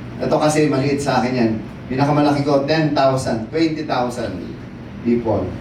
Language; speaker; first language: Filipino; native; Filipino